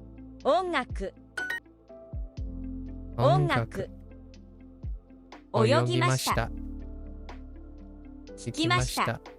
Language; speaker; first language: Japanese; non-native, learner; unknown